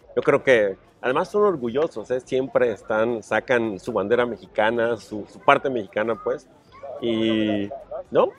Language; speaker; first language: Spanish; native; Spanish